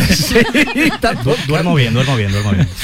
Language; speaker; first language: Spanish; native; Spanish